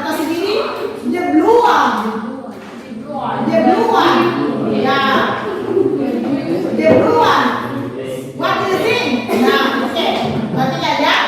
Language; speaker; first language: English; non-native, learner; Indonesian